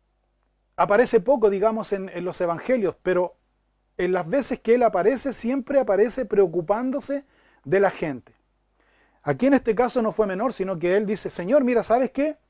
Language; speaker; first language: Spanish; native; Spanish